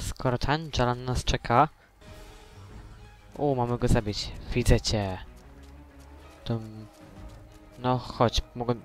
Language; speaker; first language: Polish; native; Polish